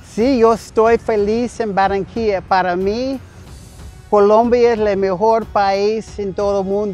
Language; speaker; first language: Spanish; non-native, learner; English